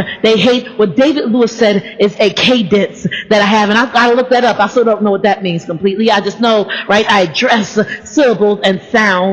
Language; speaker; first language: English; native; English